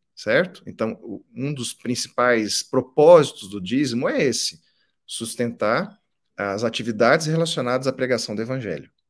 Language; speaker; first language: Portuguese; native; Portuguese